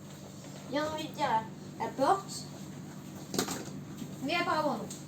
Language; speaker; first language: French; native; French